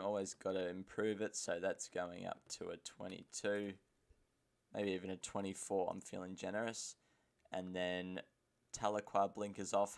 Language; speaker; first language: English; native; English